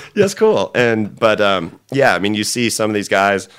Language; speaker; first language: English; native; English